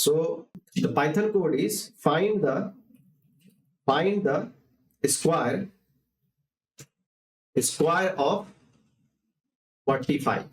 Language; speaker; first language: English; non-native, local second language; Hindi